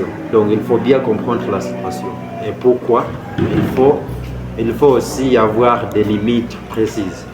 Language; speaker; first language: French; non-native, fluent; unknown